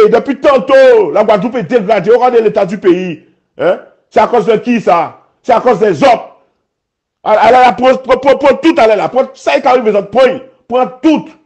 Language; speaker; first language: French; native; French